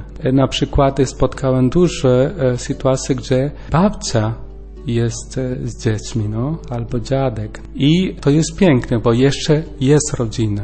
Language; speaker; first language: Polish; non-native, learner; Spanish